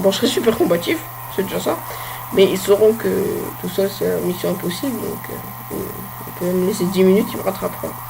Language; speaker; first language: French; native; French